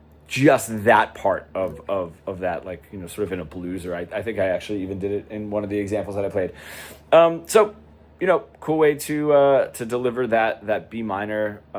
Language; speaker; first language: English; native; English